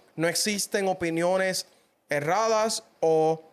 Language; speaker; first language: Spanish; native; Spanish